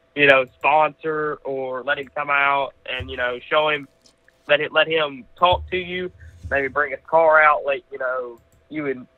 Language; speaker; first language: English; native; English